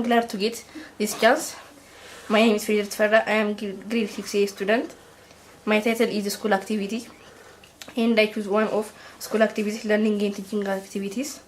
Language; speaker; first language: English; non-native, learner; Amharic